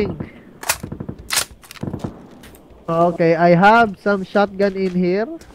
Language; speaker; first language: English; non-native, local second language; Filipino